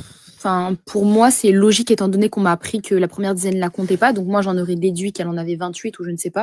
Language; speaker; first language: French; native; French